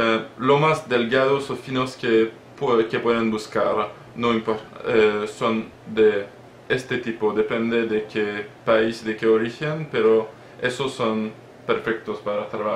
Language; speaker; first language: Spanish; non-native, learner; French